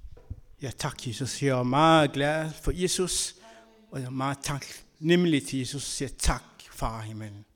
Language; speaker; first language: Danish; non-native, learner; Kabuverdianu